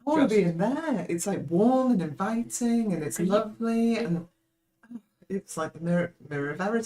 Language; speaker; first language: English; native; English